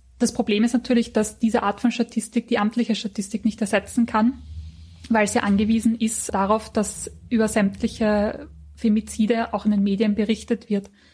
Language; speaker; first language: German; native; German